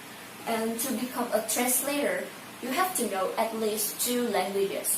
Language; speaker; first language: English; non-native, learner; Indonesian